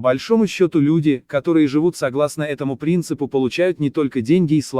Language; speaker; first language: Russian; native; Russian